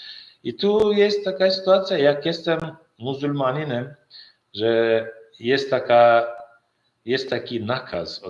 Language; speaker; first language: Polish; non-native, learner; Turkmen